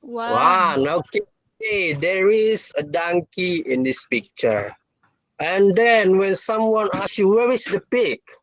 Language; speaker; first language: English; non-native, fluent; Indonesian